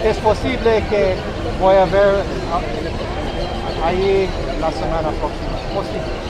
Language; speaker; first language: Spanish; non-native, learner; English